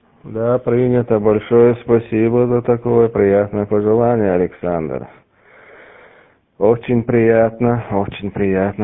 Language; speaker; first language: Russian; native; Russian